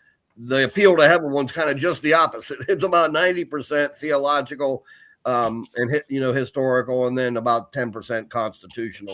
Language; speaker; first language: English; native; English